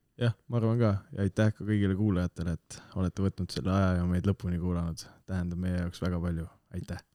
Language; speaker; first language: Estonian; native; Estonian